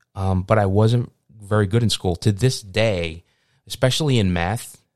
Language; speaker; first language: English; native; English